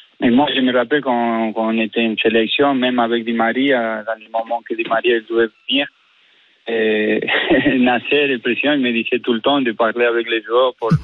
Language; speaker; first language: French; non-native, fluent; Spanish